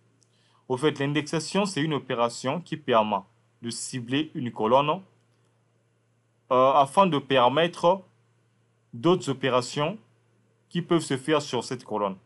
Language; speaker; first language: French; non-native, local second language; Lingala